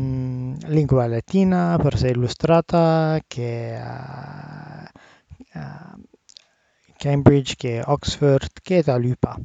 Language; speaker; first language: Greek; non-native, learner; English